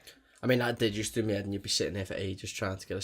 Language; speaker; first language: English; native; English